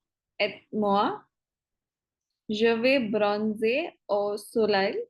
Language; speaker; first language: French; non-native, learner; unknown